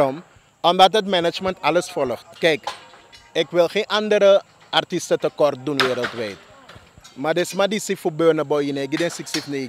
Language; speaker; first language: Dutch; native; Dutch